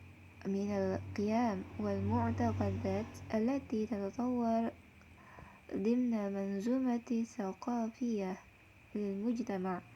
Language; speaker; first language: Arabic; non-native, fluent; Indonesian